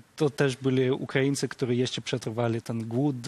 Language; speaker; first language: Polish; early bilingual, other home language; Ukrainian